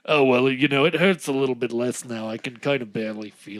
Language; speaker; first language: English; native; English